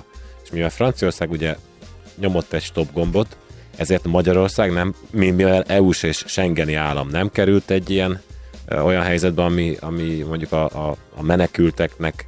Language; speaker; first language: Hungarian; native; Hungarian